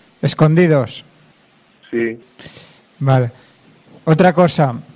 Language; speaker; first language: Spanish; non-native, local second language; Catalan